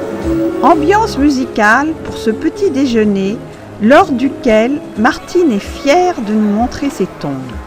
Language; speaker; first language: French; native; French